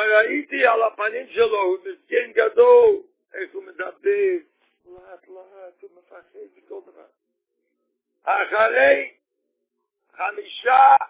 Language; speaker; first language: Hebrew; non-native, fluent; Yiddish